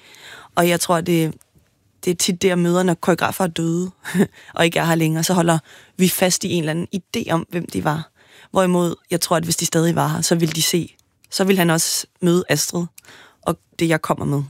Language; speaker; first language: Danish; native; Danish